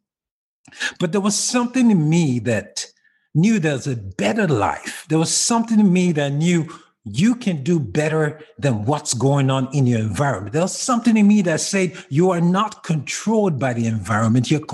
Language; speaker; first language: English; non-native, local second language; Yoruba